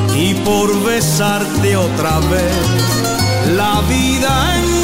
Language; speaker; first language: Spanish; native; Spanish